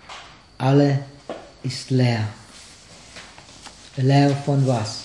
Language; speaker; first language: German; non-native, fluent; Czech